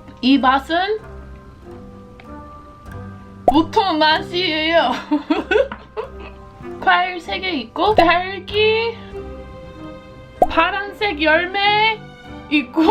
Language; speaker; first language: Korean; non-native, fluent; English